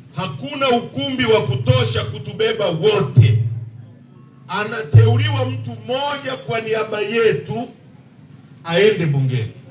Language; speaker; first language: Swahili; native; Swahili